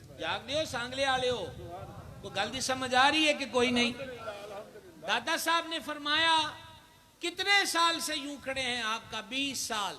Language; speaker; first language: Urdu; non-native, local second language; Punjabi